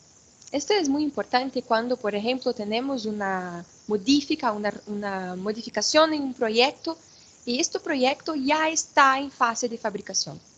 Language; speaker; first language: Spanish; non-native, fluent; Portuguese